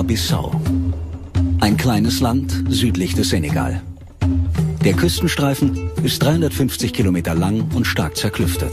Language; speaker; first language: German; native; German